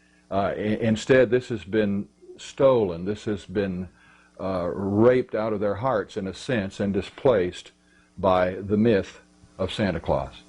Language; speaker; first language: English; native; English